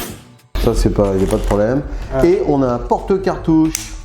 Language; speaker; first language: French; native; French